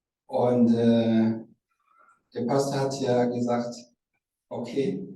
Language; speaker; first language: German; non-native, learner; Rundi